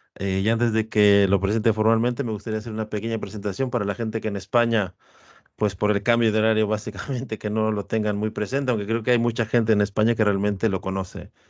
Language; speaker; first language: Spanish; native; Spanish